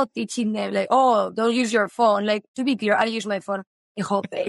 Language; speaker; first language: English; non-native, fluent; Spanish